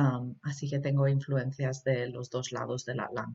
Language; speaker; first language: Spanish; early bilingual, heritage; Spanish